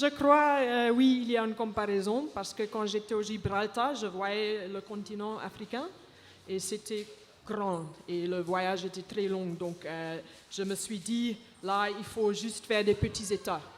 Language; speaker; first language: French; non-native, fluent; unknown